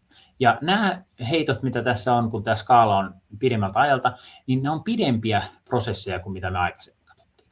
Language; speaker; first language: Finnish; native; Finnish